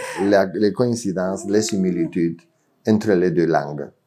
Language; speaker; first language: French; non-native, fluent; Spanish